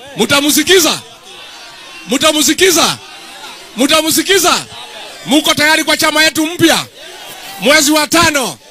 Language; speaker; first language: Swahili; non-native, local second language; Kikuyu